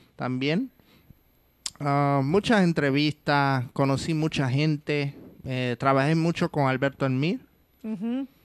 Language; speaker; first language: Spanish; early bilingual, heritage; English